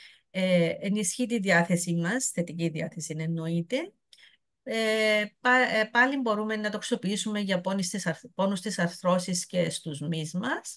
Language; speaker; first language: Greek; native; Greek